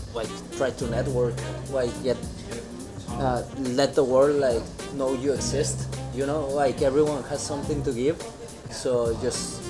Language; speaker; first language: English; non-native, fluent; Spanish